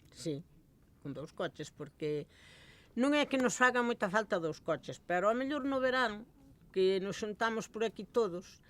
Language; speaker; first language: Galician; native; Galician